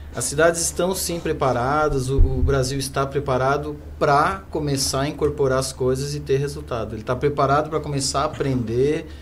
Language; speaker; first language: Portuguese; non-native, fluent; German